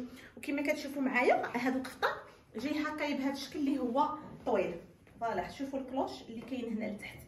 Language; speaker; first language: Arabic; native; Arabic